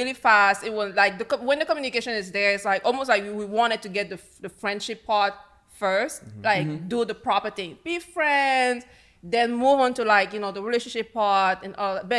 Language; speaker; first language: English; non-native, local second language; French